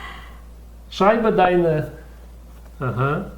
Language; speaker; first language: German; non-native, learner; Russian